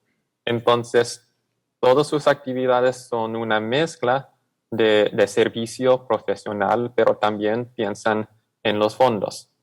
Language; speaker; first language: Spanish; non-native, fluent; English